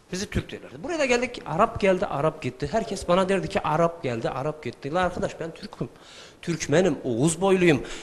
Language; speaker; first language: Turkish; early bilingual, heritage; Turkish